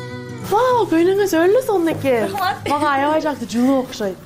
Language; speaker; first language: Kyrgyz; non-native, learner; English